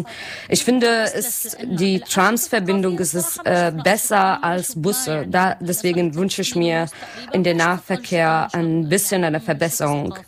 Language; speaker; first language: German; non-native, learner; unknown